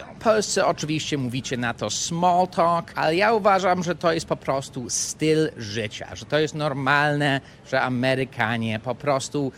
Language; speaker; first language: Polish; non-native, fluent; English